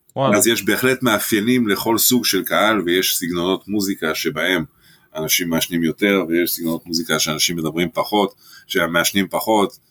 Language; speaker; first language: Hebrew; early bilingual, other home language; French